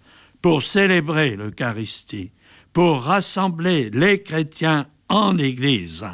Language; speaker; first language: French; native; French